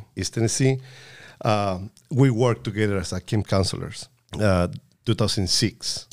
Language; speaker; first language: English; non-native, fluent; Spanish